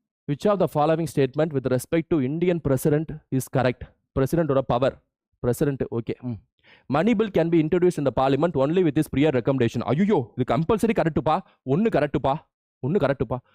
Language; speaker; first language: English; non-native, local second language; Tamil